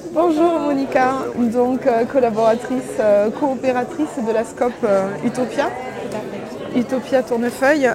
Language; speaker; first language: French; native; French